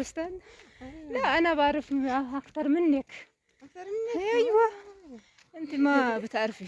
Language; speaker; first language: Arabic; non-native, learner; Amharic